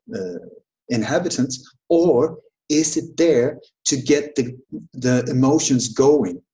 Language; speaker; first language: English; early bilingual, other home language; Danish